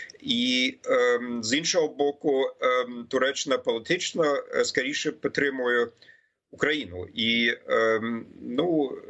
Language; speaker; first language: Ukrainian; non-native, fluent; German